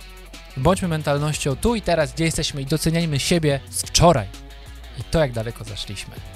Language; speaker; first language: Polish; native; Polish